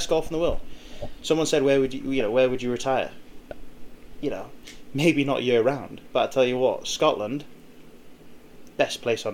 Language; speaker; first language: English; native; English